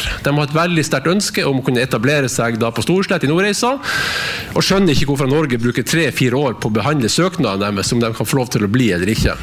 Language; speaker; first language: Norwegian; native; Norwegian